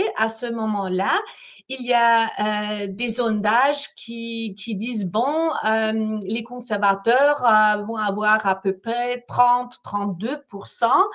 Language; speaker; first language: French; non-native, fluent; German